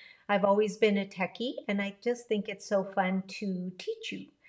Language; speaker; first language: English; early bilingual, other home language; Spanish